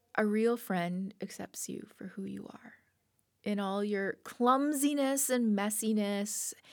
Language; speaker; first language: English; native; English